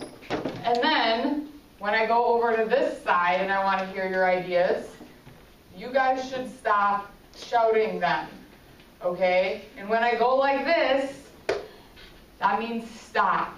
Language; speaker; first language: English; native; English